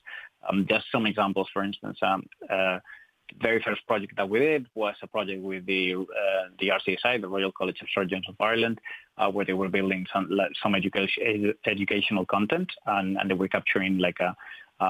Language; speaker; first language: English; non-native, fluent; Spanish